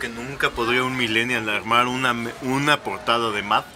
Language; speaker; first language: Spanish; native; Spanish